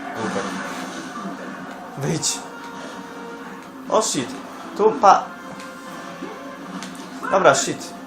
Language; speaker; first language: Polish; native; Polish